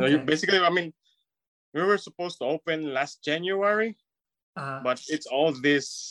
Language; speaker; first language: English; non-native, local second language; Cebuano